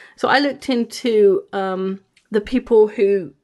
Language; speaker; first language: English; native; English